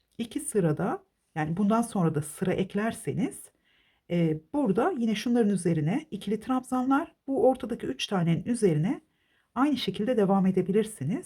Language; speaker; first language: Turkish; native; Turkish